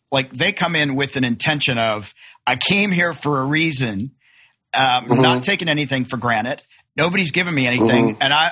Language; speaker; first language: English; native; English